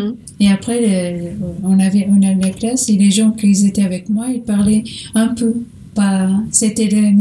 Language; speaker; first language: French; non-native, learner; Portuguese